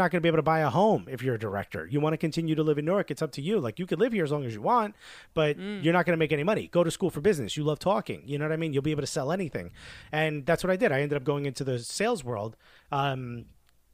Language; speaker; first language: English; early bilingual, other home language; Spanish